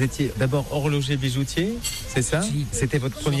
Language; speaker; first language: French; native; French